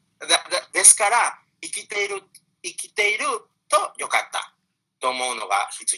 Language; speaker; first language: Japanese; non-native, fluent; Spanish